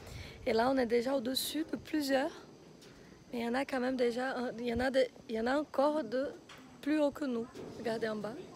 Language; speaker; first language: French; non-native, fluent; Portuguese